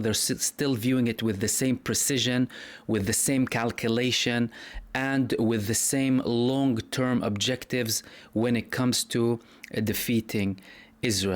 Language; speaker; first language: English; non-native, fluent; Arabic